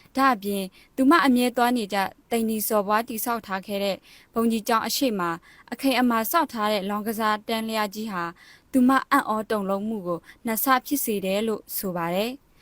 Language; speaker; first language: Burmese; non-native, local second language; Shan